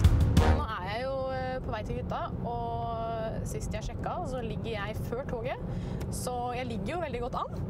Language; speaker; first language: Norwegian; native; Norwegian